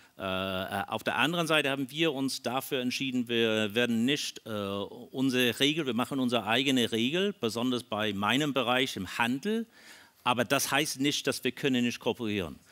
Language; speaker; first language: German; non-native, learner; English